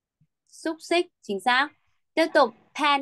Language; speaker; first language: Vietnamese; native; Vietnamese